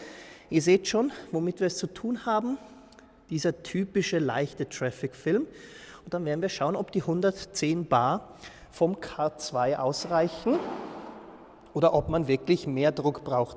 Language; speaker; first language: German; native; German